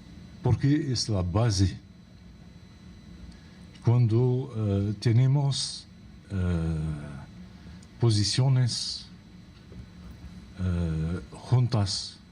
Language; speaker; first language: Spanish; non-native, fluent; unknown